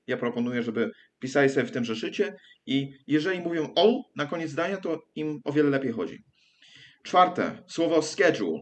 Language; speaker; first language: Polish; early bilingual, heritage; English